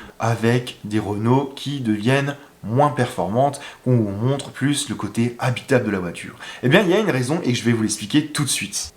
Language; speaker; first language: French; native; French